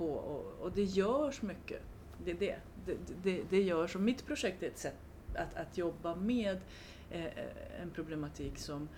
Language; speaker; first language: Swedish; non-native, fluent; Romanian